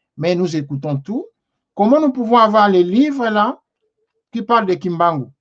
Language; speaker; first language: French; non-native, local second language; Lingala